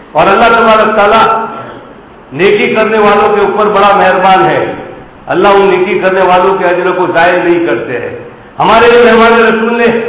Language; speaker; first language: Urdu; non-native, local second language; Gujarati